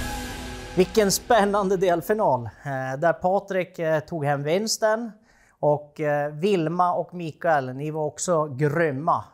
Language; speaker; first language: Swedish; native; Swedish